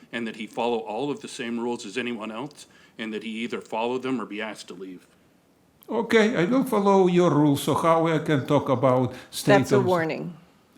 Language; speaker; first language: English; non-native, learner; German